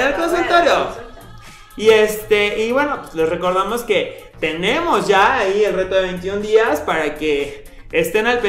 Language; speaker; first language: Spanish; native; Spanish